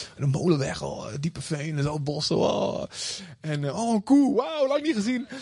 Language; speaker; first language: Dutch; native; Dutch